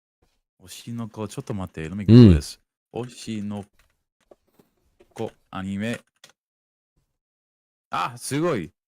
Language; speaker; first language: Japanese; non-native, learner; English